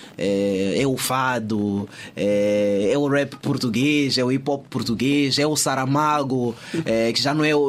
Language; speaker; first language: Portuguese; native; Portuguese